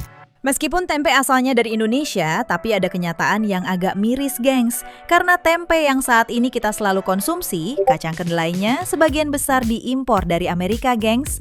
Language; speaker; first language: Indonesian; native; Indonesian